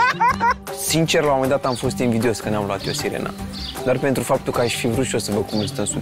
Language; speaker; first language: Romanian; native; Romanian